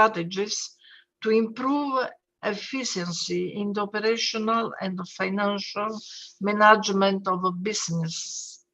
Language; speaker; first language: English; non-native, fluent; Italian